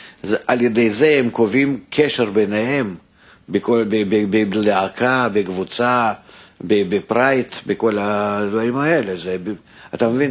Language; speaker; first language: Hebrew; non-native, fluent; Russian